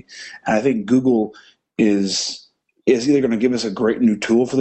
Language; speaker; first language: English; native; English